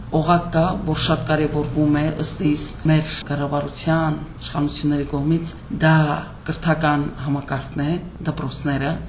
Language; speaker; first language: Armenian; native; Armenian